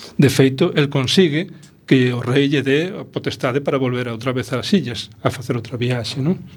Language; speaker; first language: Galician; non-native, local second language; Spanish